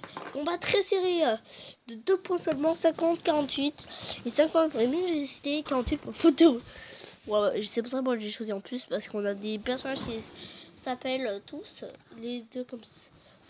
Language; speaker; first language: French; native; French